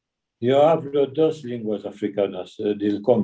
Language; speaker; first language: Spanish; early bilingual, heritage; Ladino